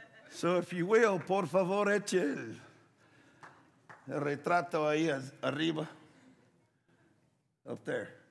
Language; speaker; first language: Spanish; non-native, fluent; English